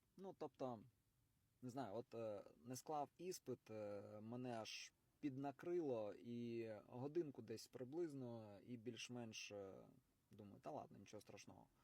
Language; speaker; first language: Ukrainian; non-native, local second language; Russian